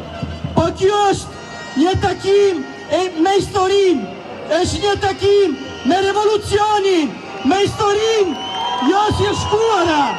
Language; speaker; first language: Albanian; early bilingual, heritage; Italian